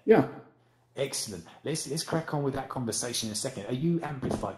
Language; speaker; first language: English; native; English